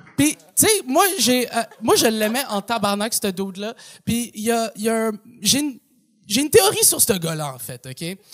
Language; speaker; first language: French; native; French